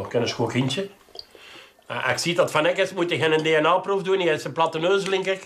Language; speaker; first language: Dutch; native; Dutch